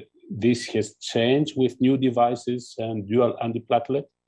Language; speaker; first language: English; non-native, fluent; Greek